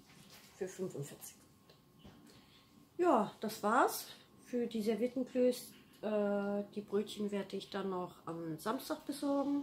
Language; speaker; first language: German; native; German